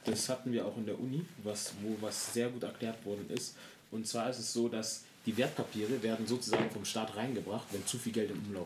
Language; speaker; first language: German; native; German